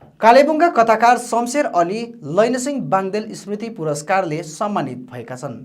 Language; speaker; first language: Nepali; native; Nepali